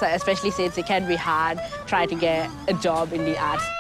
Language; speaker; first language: English; non-native, local second language; Bangla